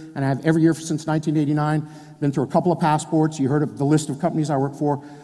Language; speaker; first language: English; native; English